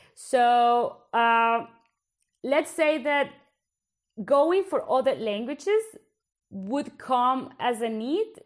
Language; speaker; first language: English; non-native, fluent; Spanish